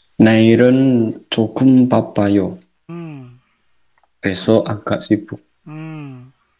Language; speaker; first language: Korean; non-native, learner; Indonesian